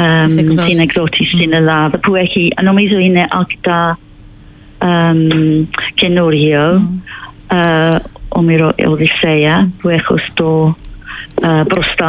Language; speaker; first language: Greek; non-native, fluent; English